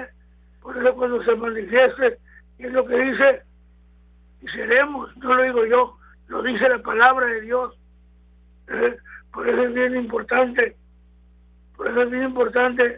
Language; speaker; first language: Spanish; native; Spanish